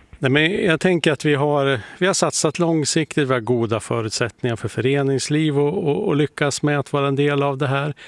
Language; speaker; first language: Swedish; native; Swedish